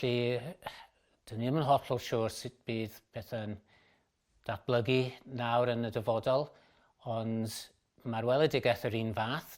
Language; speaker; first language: Welsh; native; Welsh